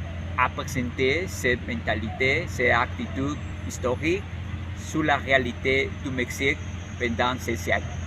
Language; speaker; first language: French; non-native, learner; Spanish